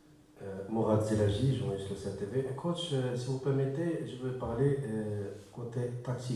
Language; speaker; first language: French; non-native, local second language; Arabic